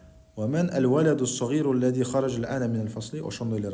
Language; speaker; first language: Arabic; non-native, fluent; Kyrgyz